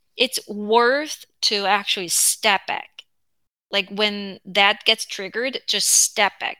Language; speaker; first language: English; non-native, fluent; Korean